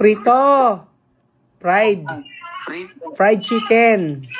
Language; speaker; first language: English; non-native, local second language; Filipino